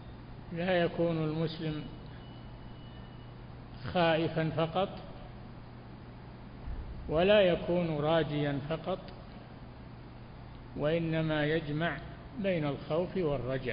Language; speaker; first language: Arabic; native; Arabic